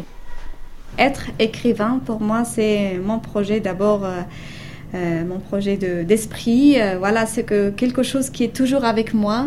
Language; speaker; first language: French; non-native, fluent; Persian